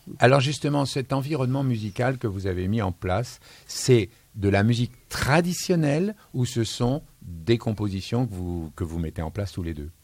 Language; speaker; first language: French; native; French